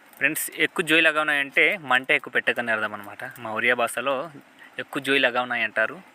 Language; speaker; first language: Telugu; non-native, local second language; Odia